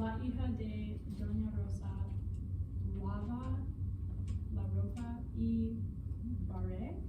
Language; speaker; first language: Spanish; non-native, learner; English